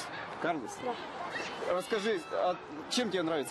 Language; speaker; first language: Russian; native; Russian